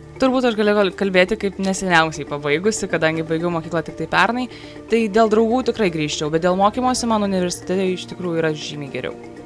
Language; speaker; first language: Lithuanian; native; Lithuanian